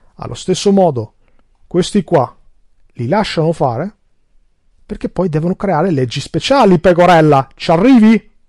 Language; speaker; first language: Italian; early bilingual, other home language; Albanian